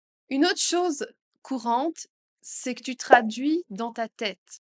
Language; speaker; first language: French; native; French